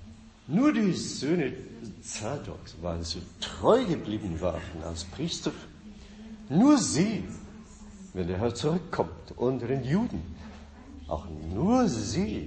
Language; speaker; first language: German; non-native, fluent; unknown